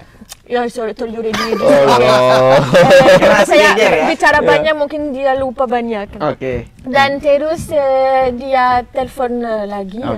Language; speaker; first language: Indonesian; non-native, learner; French